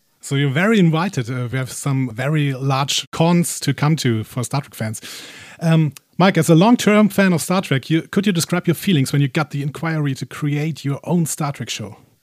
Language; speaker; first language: English; non-native, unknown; German